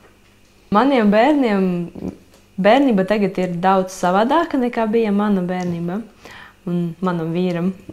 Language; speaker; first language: Latvian; non-native, local second language; Russian